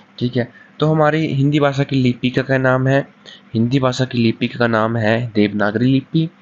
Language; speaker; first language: Hindi; native; Hindi